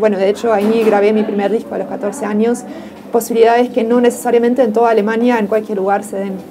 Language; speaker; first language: Spanish; non-native, fluent; German